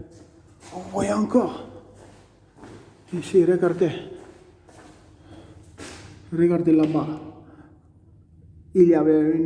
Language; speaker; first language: French; non-native, learner; Estonian